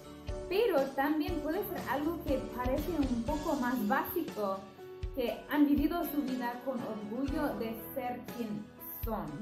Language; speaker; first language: Spanish; non-native, fluent; English